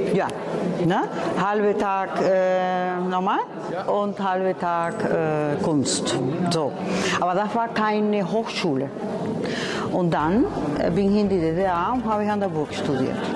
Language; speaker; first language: German; non-native, fluent; Spanish